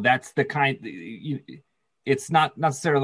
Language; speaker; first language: English; native; English